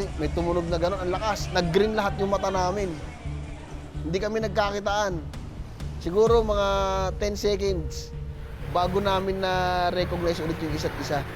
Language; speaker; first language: Filipino; native; Filipino